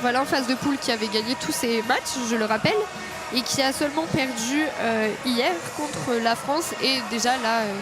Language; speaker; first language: French; native; French